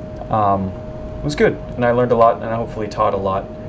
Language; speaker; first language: English; native; English